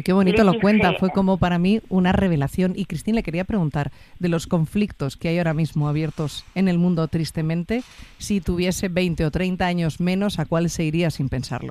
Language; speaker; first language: Spanish; native; Spanish